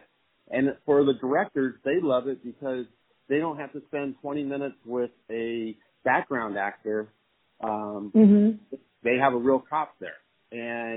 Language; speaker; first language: English; native; English